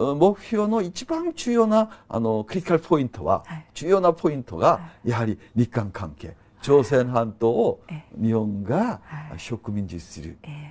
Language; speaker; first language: Japanese; non-native, fluent; Korean